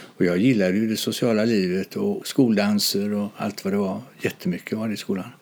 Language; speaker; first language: Swedish; native; Swedish